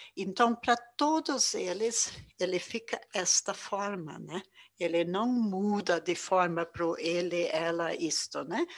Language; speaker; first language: Portuguese; non-native, fluent; German